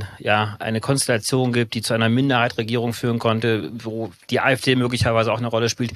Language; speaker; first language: German; native; German